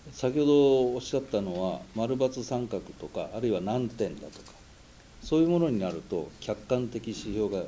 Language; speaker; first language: Japanese; native; Japanese